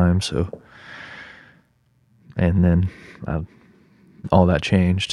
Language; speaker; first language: English; native; English